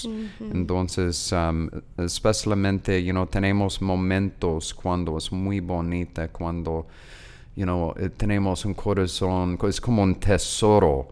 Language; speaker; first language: Spanish; non-native, learner; English